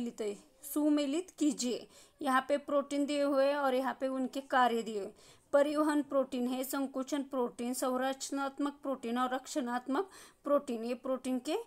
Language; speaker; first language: Hindi; non-native, local second language; Marathi